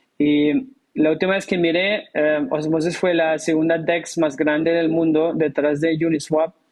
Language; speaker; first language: Spanish; non-native, fluent; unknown